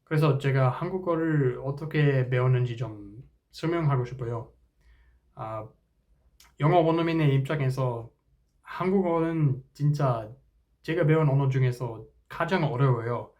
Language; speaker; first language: Korean; non-native, fluent; English